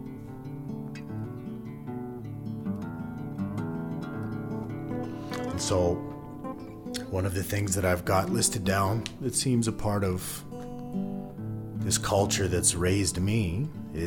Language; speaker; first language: English; native; English